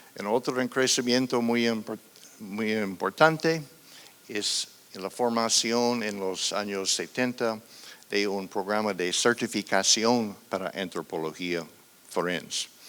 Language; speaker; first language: Spanish; non-native, fluent; English